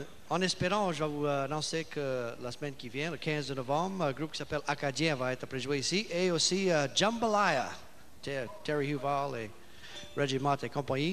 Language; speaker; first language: French; early bilingual, heritage; French